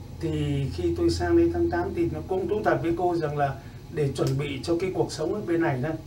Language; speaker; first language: Vietnamese; native; Vietnamese